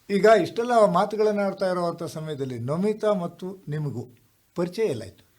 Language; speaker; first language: Kannada; native; Kannada